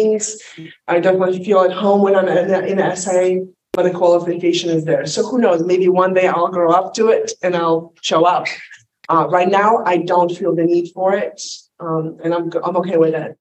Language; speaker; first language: English; non-native, fluent; Polish